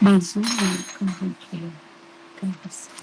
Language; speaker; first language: French; non-native, learner; Vietnamese